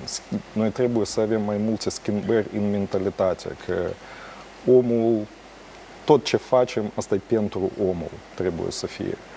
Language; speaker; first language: Romanian; non-native, local second language; Russian